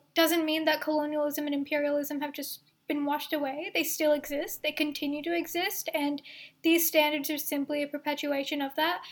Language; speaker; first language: English; early bilingual, other home language; Hindi